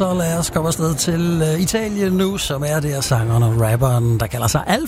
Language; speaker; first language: Danish; native; Danish